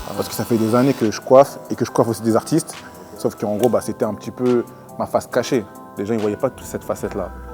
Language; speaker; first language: French; native; French